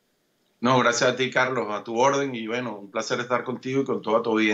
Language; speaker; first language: Spanish; native; Spanish